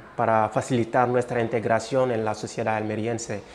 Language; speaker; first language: Spanish; non-native, fluent; Wolof